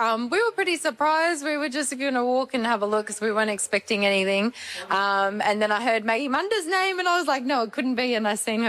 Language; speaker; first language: English; native; English